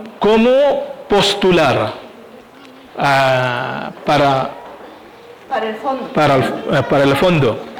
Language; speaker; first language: Spanish; non-native, fluent; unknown